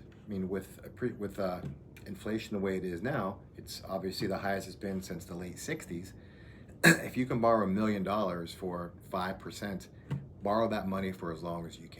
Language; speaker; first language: English; native; English